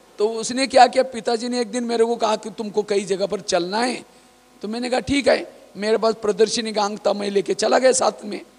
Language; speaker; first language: Hindi; non-native, local second language; Marathi